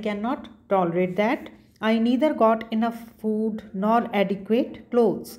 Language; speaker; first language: English; non-native, local second language; Punjabi